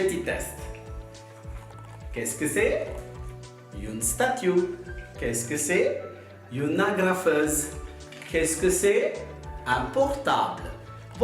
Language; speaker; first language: French; non-native, fluent; Tamil